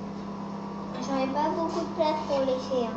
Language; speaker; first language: French; native; French